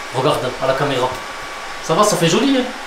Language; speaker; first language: French; native; French